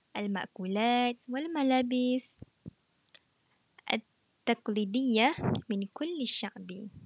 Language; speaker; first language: Arabic; non-native, learner; Malay